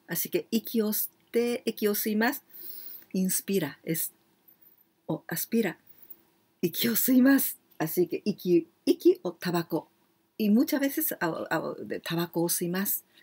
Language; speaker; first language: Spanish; non-native, learner; Japanese